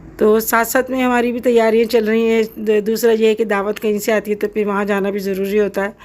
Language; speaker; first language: Urdu; native; Urdu